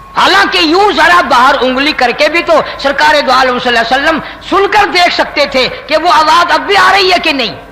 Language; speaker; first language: Urdu; non-native, local second language; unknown